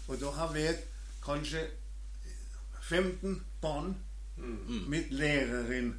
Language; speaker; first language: Danish; non-native, learner; German